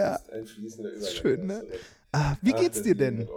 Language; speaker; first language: German; native; German